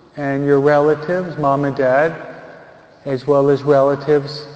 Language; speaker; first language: English; native; English